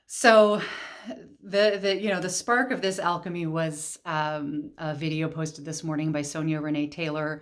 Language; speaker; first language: English; native; English